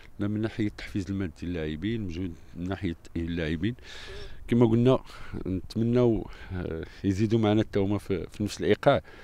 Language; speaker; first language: Arabic; native; Arabic